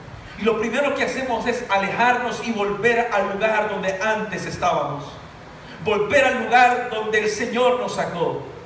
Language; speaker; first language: Spanish; native; Spanish